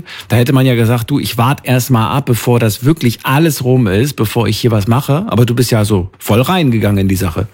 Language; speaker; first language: German; native; German